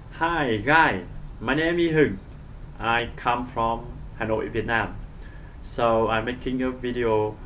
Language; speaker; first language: English; non-native, learner; Vietnamese